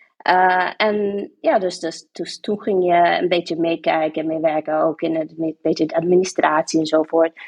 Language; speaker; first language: Dutch; non-native, local second language; English